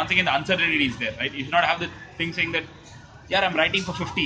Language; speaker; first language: English; non-native, local second language; Tamil